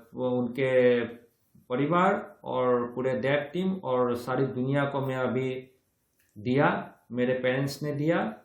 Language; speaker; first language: Hindi; non-native, local second language; Assamese